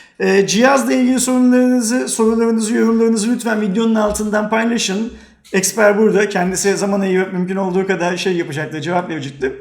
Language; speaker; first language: Turkish; native; Turkish